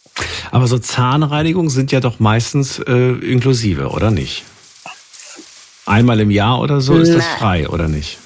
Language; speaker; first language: German; native; German